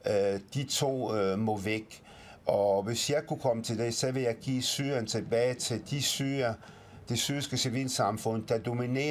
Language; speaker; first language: Danish; early bilingual, other home language; Arabic